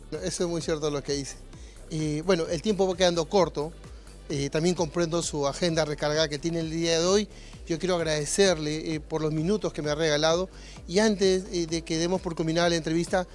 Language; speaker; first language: Spanish; native; Spanish